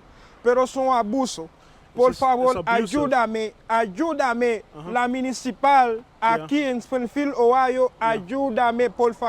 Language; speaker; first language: Spanish; non-native, learner; Haitian Creole